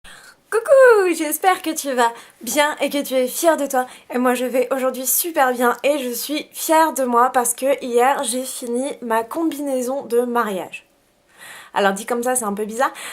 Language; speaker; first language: French; native; French